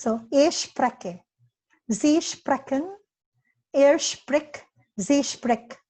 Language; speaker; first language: German; non-native, learner; Filipino